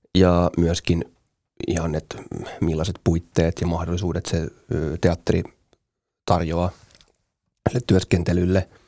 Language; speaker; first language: Finnish; native; Finnish